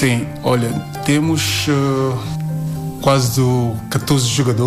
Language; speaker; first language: Portuguese; non-native, learner; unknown